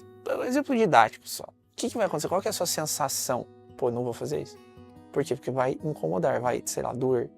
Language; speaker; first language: Portuguese; native; Portuguese